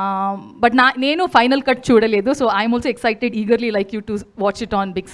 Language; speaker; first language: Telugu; non-native, local second language; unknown